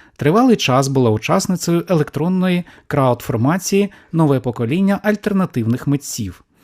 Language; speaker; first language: Ukrainian; native; Ukrainian